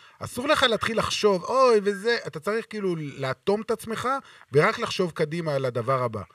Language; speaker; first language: Hebrew; native; Hebrew